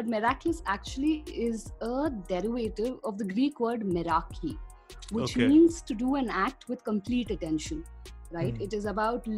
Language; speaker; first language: English; non-native, local second language; Tamil